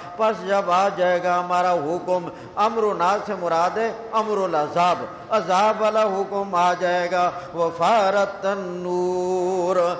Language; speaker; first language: Urdu; non-native, local second language; Punjabi